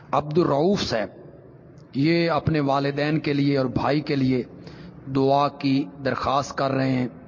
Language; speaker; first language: Urdu; non-native, local second language; Punjabi